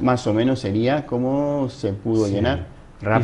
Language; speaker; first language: Spanish; native; Spanish